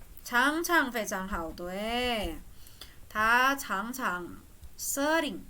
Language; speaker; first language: Chinese; non-native, fluent; Indonesian